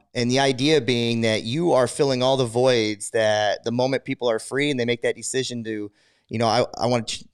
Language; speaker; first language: English; native; English